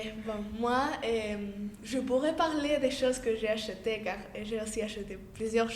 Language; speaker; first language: French; non-native, fluent; Spanish